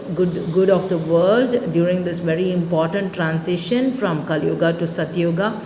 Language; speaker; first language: English; non-native, local second language; Tamil